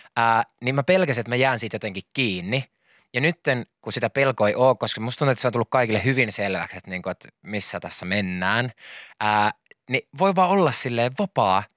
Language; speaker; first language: Finnish; native; Finnish